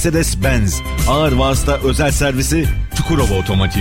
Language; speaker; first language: Turkish; native; Turkish